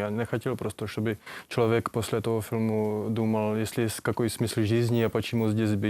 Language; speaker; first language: Russian; non-native, learner; Czech